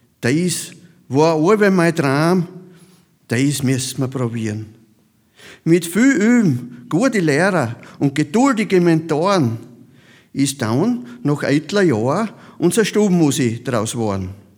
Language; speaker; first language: German; native; German